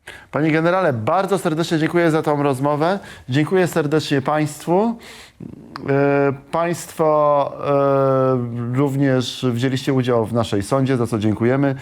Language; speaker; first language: Polish; native; Polish